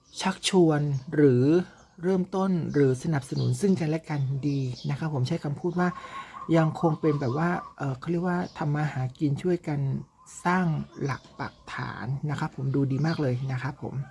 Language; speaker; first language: Thai; native; Thai